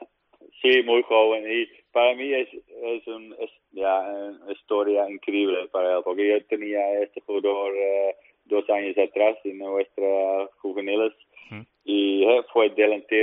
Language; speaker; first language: Spanish; non-native, learner; Dutch